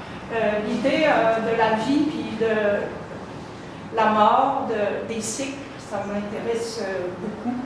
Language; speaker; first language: French; native; French